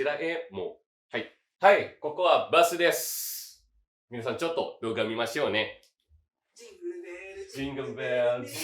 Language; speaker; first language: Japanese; non-native, fluent; Indonesian